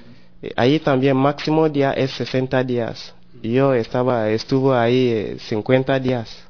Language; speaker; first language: Spanish; non-native, learner; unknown